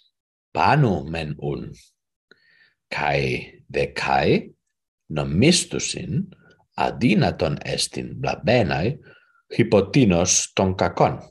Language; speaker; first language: Greek; non-native, learner; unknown